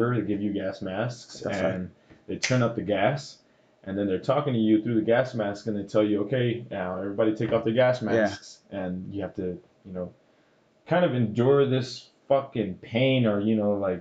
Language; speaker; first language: English; early bilingual, other home language; Spanish